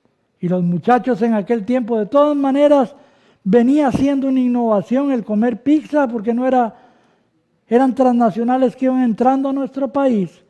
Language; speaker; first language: Spanish; native; Spanish